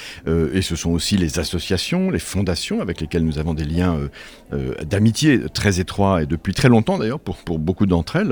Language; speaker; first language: French; native; French